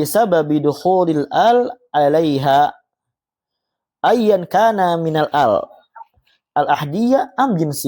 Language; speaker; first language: Arabic; non-native, fluent; Indonesian